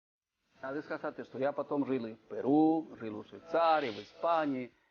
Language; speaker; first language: Russian; non-native, fluent; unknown